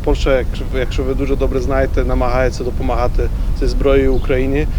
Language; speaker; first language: Ukrainian; non-native, fluent; Polish